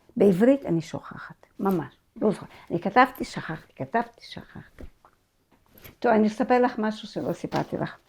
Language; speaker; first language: Hebrew; non-native, fluent; Arabic